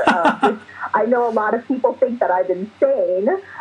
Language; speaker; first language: English; native; English